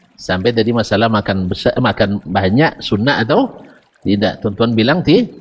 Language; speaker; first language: Malay; non-native, local second language; Minangkabau